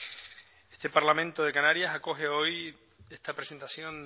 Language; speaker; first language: Spanish; native; Spanish